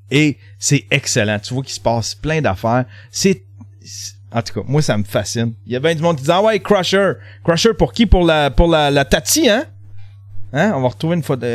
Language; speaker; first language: French; native; French